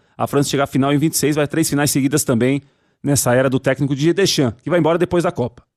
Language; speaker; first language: Portuguese; native; Portuguese